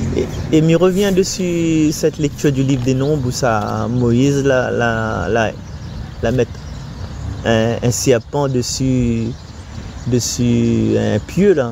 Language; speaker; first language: French; non-native, local second language; Réunion Creole French